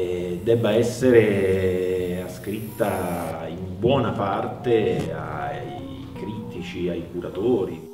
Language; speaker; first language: Italian; native; Italian